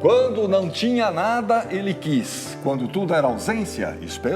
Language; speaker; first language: Portuguese; native; Portuguese